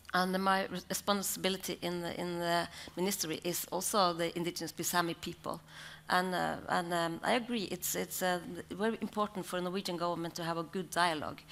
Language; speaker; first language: English; non-native, learner; Norwegian